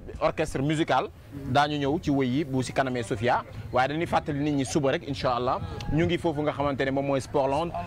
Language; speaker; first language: Wolof; native; Wolof